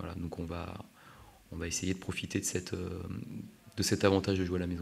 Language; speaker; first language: French; native; French